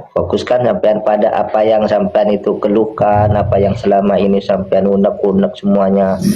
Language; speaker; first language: Indonesian; non-native, local second language; Madurese